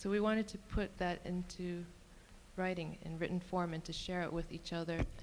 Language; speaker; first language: English; early bilingual, other home language; Cantonese